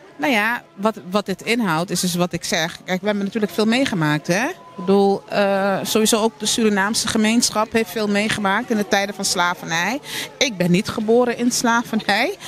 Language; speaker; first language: Dutch; native; Dutch